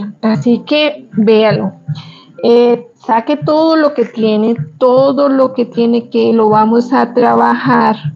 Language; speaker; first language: Spanish; native; Spanish